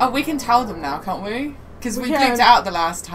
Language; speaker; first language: English; native; English